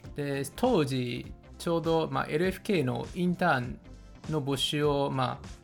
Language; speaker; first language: Japanese; non-native, fluent; Chinese